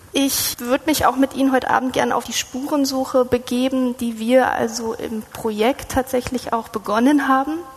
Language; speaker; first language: German; native; German